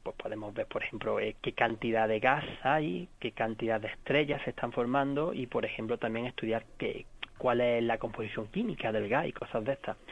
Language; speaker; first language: Spanish; native; Spanish